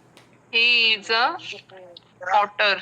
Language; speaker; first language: English; non-native, learner; Marathi